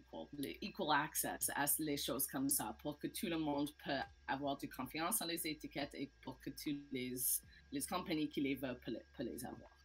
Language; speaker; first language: French; non-native, local second language; English